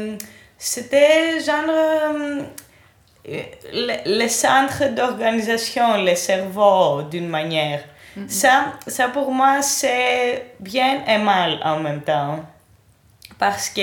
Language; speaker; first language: French; non-native, fluent; Greek